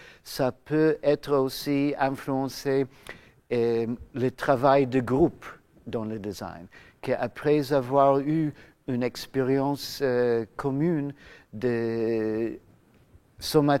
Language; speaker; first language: French; non-native, fluent; English